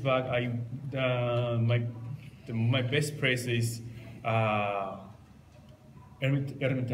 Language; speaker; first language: English; non-native, learner; Japanese